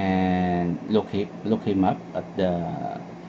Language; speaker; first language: English; non-native, local second language; Filipino